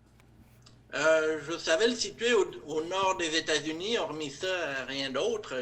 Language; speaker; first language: French; native; French